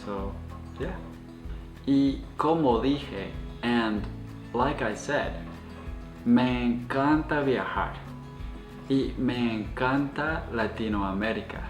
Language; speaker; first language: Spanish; non-native, fluent; English